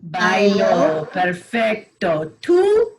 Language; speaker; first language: Spanish; non-native, fluent; English